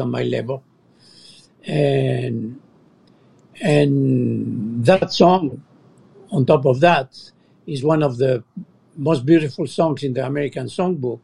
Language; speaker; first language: English; non-native, fluent; French